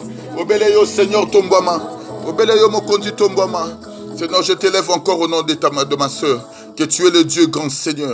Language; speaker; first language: French; non-native, local second language; Lingala